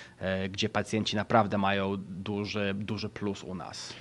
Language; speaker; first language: Polish; early bilingual, heritage; Polish